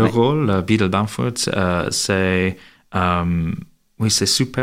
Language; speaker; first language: French; non-native, learner; English